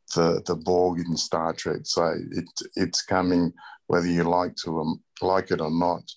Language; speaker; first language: English; native; English